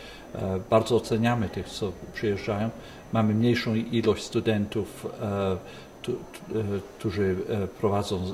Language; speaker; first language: Polish; early bilingual, heritage; Polish